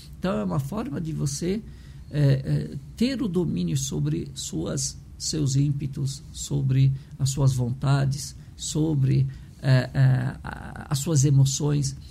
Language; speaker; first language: Portuguese; early bilingual, other home language; Arabic